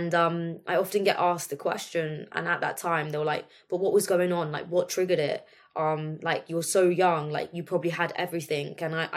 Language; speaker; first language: English; native; English